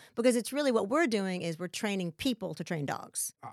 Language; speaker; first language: English; native; English